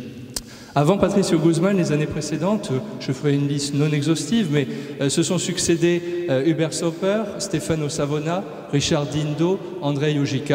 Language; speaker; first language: French; native; French